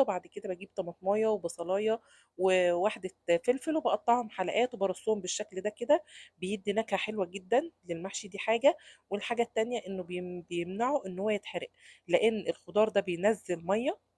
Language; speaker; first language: Arabic; native; Arabic